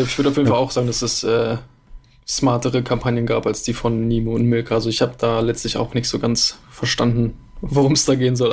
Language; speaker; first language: German; native; German